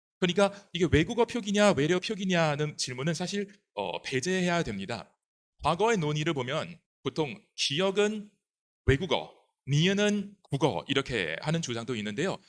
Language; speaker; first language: Korean; non-native, fluent; Chinese